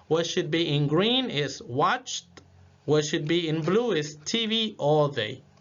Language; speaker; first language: English; non-native, fluent; Spanish